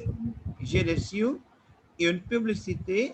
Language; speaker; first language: French; non-native, fluent; Hindi